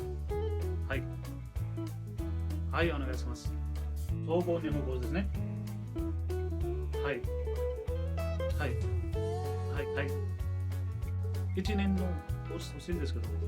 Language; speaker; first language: Japanese; non-native, fluent; Hindi